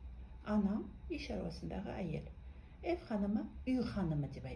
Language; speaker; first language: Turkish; non-native, fluent; Kazakh